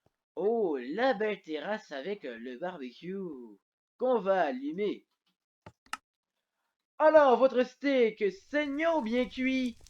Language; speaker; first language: French; native; French